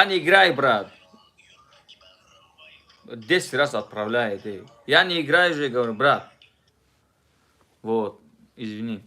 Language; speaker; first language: Russian; non-native, fluent; Tajik